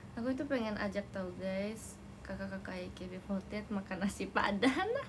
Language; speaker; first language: Indonesian; non-native, fluent; Japanese